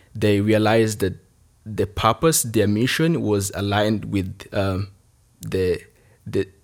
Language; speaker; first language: English; non-native, local second language; Kinyarwanda